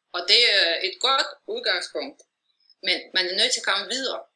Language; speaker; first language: Danish; non-native, fluent; Russian